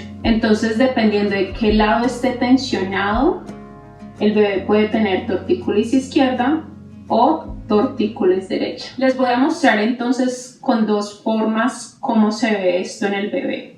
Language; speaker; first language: Spanish; native; Spanish